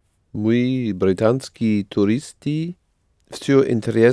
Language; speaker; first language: Russian; non-native, learner; English